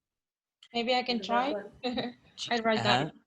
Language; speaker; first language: English; non-native, fluent; Russian